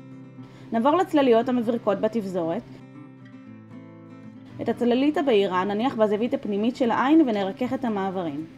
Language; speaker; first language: Hebrew; native; Hebrew